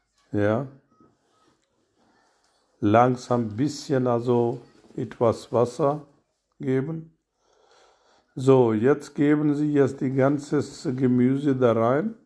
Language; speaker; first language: German; non-native, learner; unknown